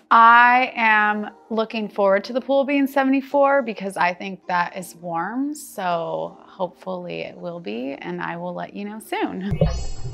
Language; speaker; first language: English; native; English